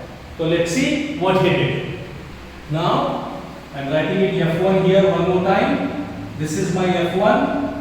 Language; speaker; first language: English; non-native, local second language; Hindi